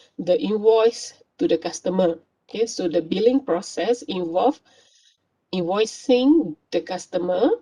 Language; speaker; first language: English; non-native, local second language; Malay